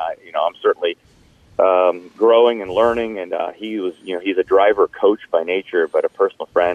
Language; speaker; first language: English; native; English